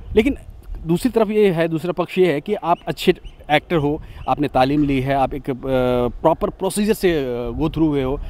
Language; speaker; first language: Hindi; native; Hindi